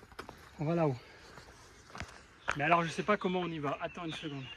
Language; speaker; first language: French; native; French